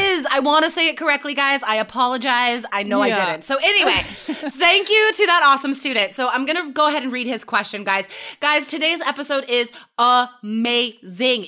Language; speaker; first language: English; native; English